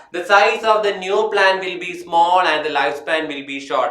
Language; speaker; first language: English; non-native, local second language; Malayalam